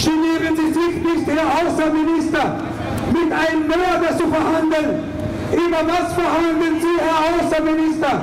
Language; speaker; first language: German; non-native, learner; Arabic